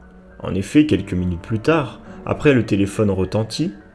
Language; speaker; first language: French; native; French